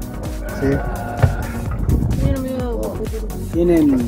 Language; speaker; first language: Spanish; native; Spanish